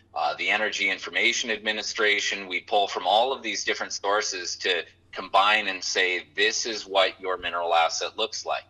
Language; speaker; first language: English; native; English